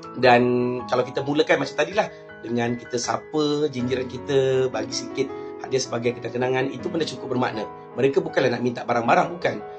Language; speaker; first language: Malay; native; Malay